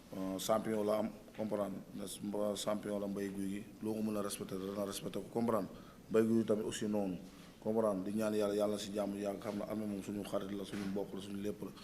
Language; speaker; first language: Wolof; native; Wolof